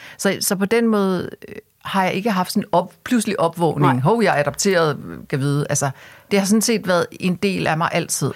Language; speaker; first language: Danish; early bilingual, other home language; Korean